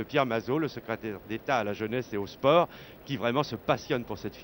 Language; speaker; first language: French; native; French